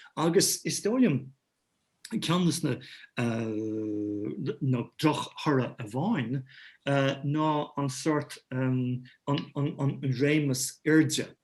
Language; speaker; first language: Irish; non-native, local second language; English